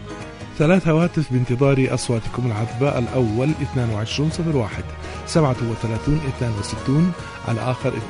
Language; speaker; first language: Arabic; native; Arabic